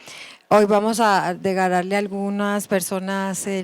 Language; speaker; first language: Spanish; native; Spanish